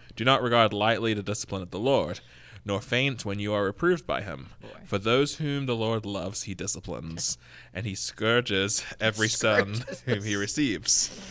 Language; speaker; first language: English; native; English